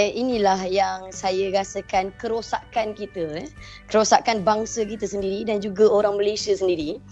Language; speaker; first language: Malay; native; Malay